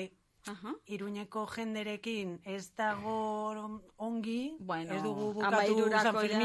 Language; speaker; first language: Basque; non-native, learner; Spanish